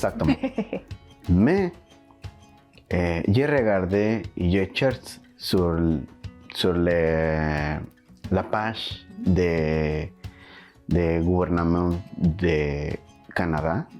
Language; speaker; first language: French; non-native, learner; Spanish